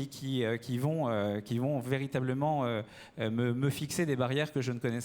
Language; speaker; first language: French; native; French